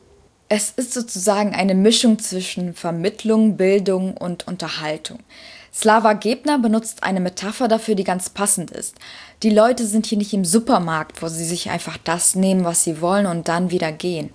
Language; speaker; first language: German; native; German